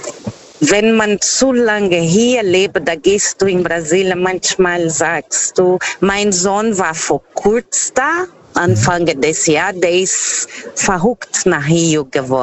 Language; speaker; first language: German; non-native, fluent; Portuguese